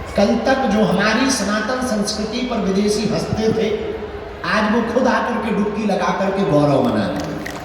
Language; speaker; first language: Hindi; native; Hindi